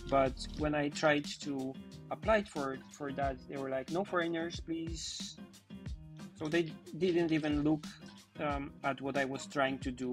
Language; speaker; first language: English; non-native, fluent; Polish